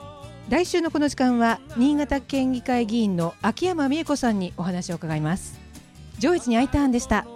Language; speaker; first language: Japanese; native; Japanese